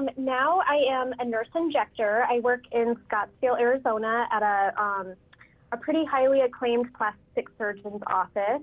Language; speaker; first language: English; native; English